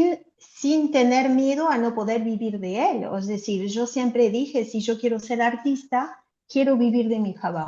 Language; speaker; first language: Spanish; non-native, fluent; French